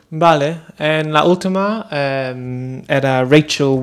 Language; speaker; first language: Spanish; non-native, learner; English